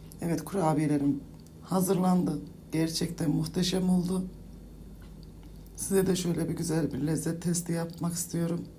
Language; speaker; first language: Turkish; native; Turkish